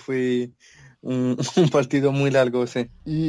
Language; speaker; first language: Portuguese; non-native, learner; French